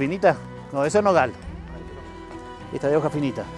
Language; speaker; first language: Spanish; native; Spanish